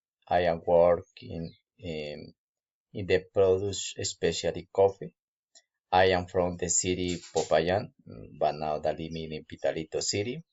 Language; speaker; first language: English; non-native, learner; Spanish